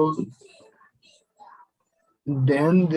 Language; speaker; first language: English; non-native, learner; Portuguese